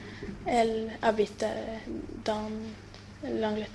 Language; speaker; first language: French; non-native, learner; Swedish